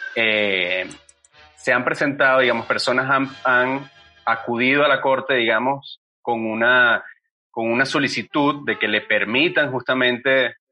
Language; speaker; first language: Spanish; native; Spanish